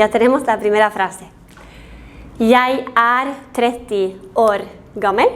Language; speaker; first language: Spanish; non-native, fluent; Norwegian